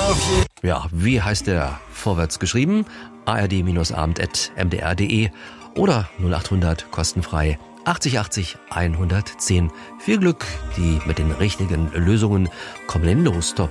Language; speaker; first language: German; native; German